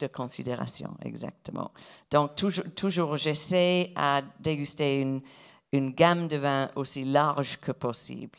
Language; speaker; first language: French; non-native, fluent; English